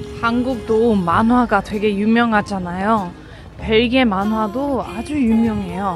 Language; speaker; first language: Korean; non-native, fluent; French